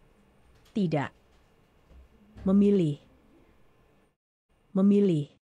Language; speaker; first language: Indonesian; non-native, learner; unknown